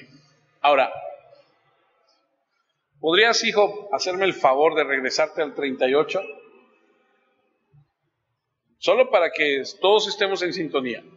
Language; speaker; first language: Spanish; native; Spanish